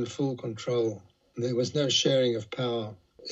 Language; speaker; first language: English; native; English